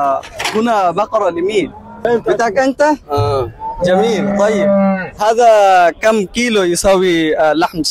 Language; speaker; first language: Arabic; non-native, learner; Bangla